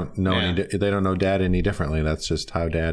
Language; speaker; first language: English; native; English